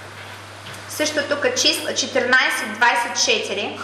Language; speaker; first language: Bulgarian; non-native, learner; Russian